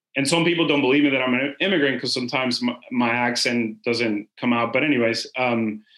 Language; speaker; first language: English; non-native, fluent; Spanish